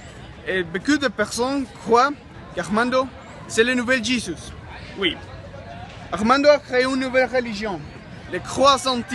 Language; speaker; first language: French; non-native, learner; Spanish